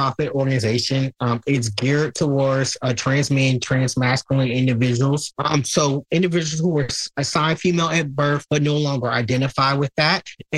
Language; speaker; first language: English; native; English